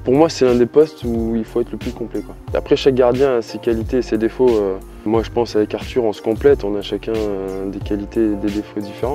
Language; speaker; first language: French; native; French